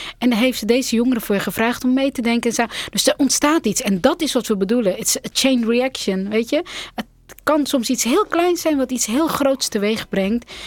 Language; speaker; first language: Dutch; early bilingual, other home language; Central Kurdish